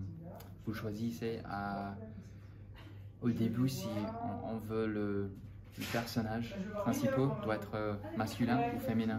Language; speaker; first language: French; non-native, fluent; English